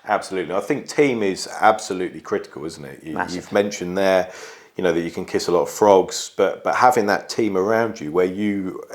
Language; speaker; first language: English; native; English